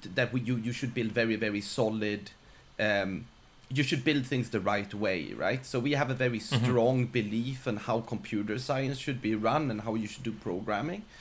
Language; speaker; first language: English; non-native, fluent; Swedish